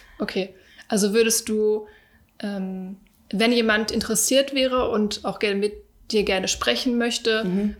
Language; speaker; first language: German; native; German